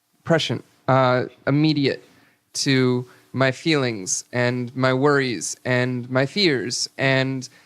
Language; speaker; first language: English; native; English